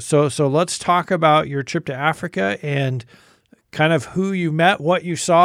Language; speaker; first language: English; native; English